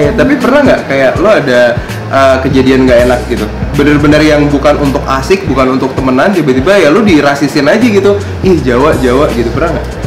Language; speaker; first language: Indonesian; native; Indonesian